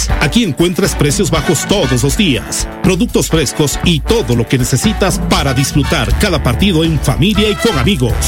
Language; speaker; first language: Spanish; native; Spanish